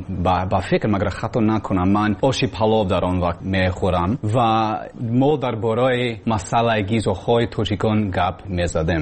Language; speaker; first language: Tajik; non-native, learner; English